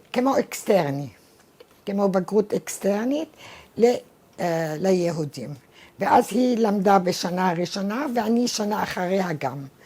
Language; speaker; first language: Hebrew; non-native, fluent; Arabic